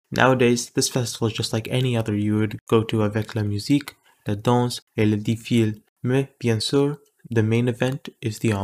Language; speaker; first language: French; non-native, learner; English